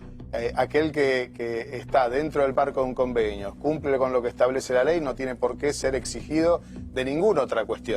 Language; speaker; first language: Spanish; native; Spanish